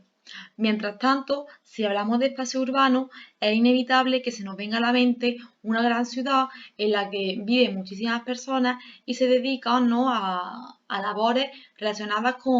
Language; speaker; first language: Spanish; native; Spanish